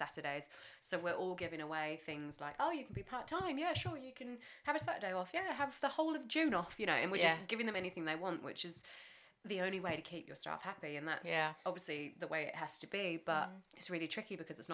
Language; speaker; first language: English; native; English